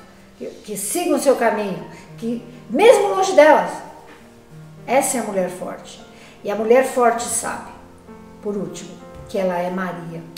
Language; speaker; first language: Portuguese; native; Portuguese